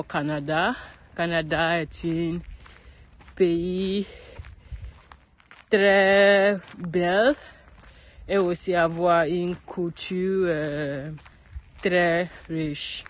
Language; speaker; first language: French; non-native, learner; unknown